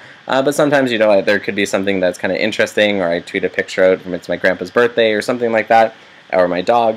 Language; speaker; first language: English; native; English